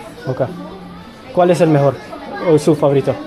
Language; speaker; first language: Spanish; non-native, learner; English